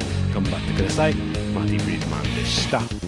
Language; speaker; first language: Japanese; non-native, fluent; English